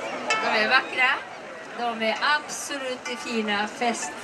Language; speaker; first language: Swedish; non-native, learner; Japanese